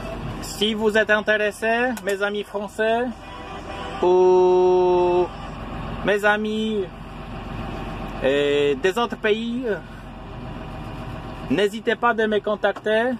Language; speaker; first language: French; non-native, fluent; Polish